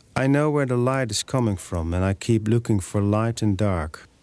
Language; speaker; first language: English; non-native, fluent; Dutch